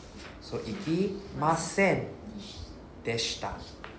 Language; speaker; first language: Japanese; non-native, fluent; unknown